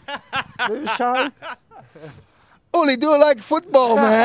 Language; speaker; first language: English; non-native, learner; Portuguese